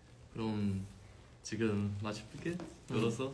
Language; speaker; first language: Korean; non-native, learner; Chinese